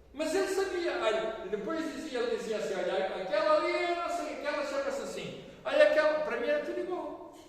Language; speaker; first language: Portuguese; native; Portuguese